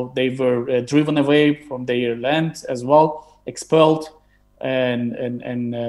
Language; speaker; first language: English; non-native, fluent; Turkish